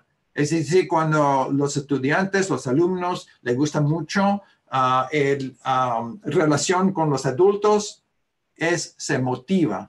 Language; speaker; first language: Spanish; early bilingual, heritage; Spanish